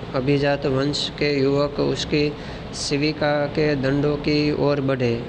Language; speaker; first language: Hindi; non-native, local second language; Gujarati